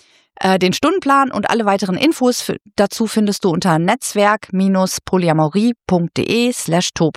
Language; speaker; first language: German; native; German